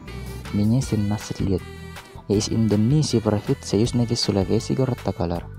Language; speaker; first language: Russian; non-native, learner; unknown